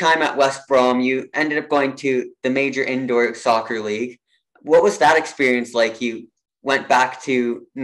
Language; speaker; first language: English; native; English